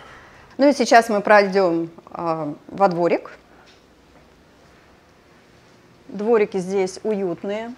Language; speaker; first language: Russian; native; Russian